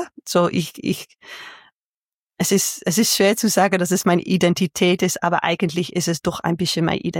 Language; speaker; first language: German; non-native, learner; Dutch